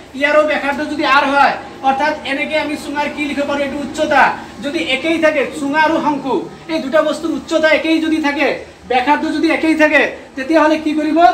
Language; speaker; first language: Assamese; non-native, local second language; Bangla